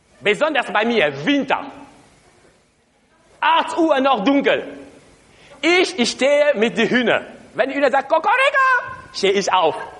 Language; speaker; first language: German; non-native, learner; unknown